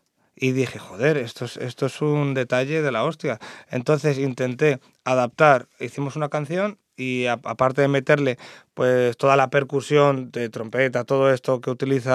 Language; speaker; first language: Spanish; native; Spanish